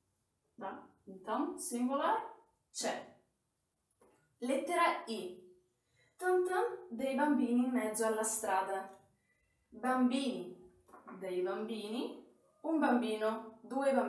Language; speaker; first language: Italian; non-native, fluent; Portuguese